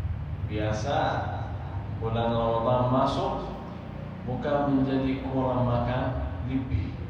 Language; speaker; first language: Indonesian; non-native, fluent; Arabic